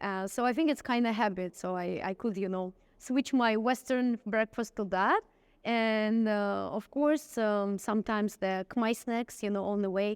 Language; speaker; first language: English; non-native, fluent; Russian